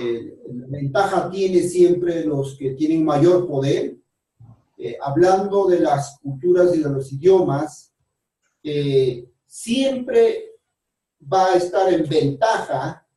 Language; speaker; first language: Spanish; non-native, local second language; Quechua